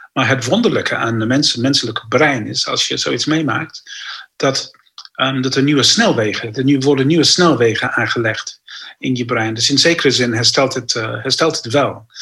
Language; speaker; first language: Dutch; non-native, fluent; English